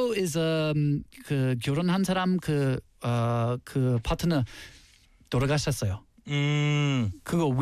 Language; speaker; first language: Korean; non-native, learner; English